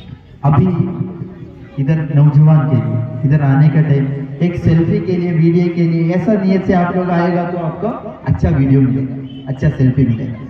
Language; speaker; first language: Hindi; non-native, local second language; Malayalam